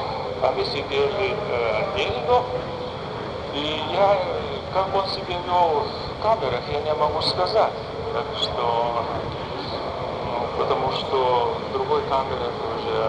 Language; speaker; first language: Russian; non-native, fluent; Lithuanian